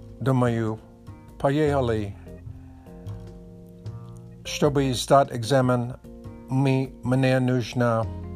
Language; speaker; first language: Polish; non-native, learner; English